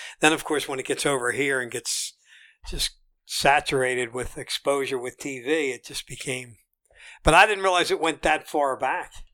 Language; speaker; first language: English; native; English